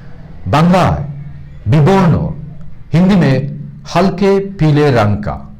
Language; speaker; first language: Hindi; non-native, local second language; Bangla